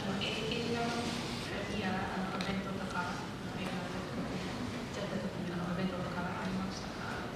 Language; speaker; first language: Japanese; non-native, fluent; English